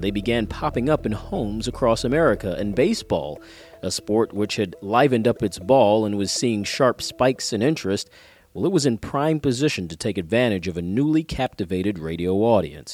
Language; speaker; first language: English; native; English